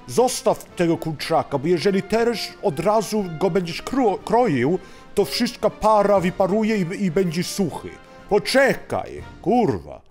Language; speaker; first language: Polish; non-native, fluent; Swedish